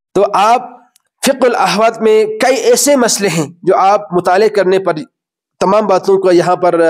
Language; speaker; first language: Urdu; non-native, local second language; Balti